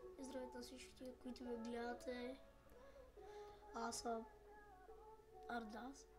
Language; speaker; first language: Bulgarian; non-native, local second language; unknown